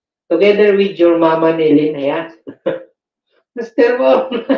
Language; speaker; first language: English; non-native, local second language; Filipino